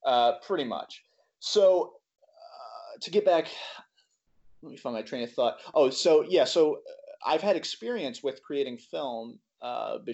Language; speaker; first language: English; native; English